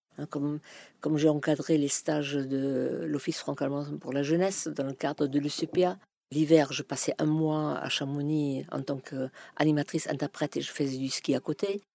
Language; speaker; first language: French; non-native, fluent; German